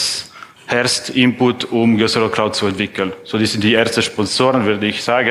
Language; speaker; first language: German; non-native, fluent; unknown